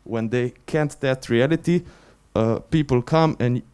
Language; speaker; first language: English; non-native, fluent; Slovenian